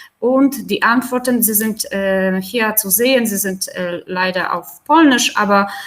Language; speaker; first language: German; non-native, fluent; Polish